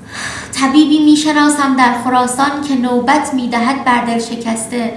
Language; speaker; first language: Persian; native; Persian